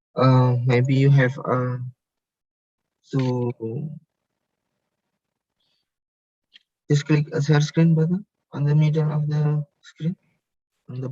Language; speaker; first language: English; non-native, learner; Indonesian